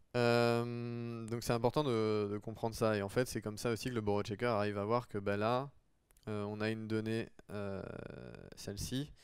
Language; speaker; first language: French; native; French